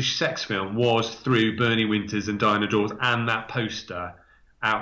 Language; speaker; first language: English; native; English